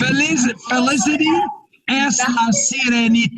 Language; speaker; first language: Spanish; non-native, fluent; English